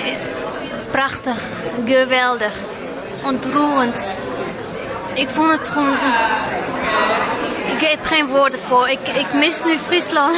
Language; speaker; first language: Dutch; early bilingual, other home language; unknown